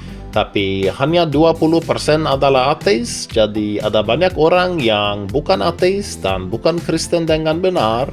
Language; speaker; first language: Indonesian; non-native, fluent; Norwegian